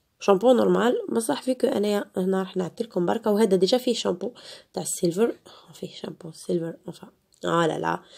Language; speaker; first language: Arabic; native; Arabic